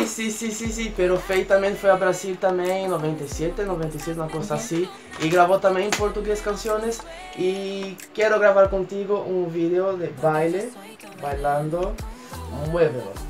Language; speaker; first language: Spanish; non-native, fluent; Portuguese